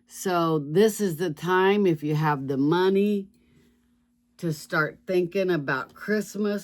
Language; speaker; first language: English; native; English